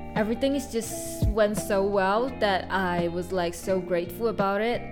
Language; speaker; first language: English; non-native, local second language; Chinese